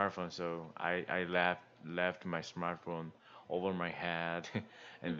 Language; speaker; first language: English; non-native, learner; Korean